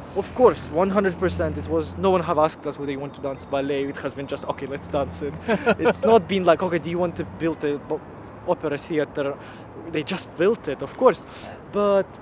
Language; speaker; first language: English; non-native, fluent; Russian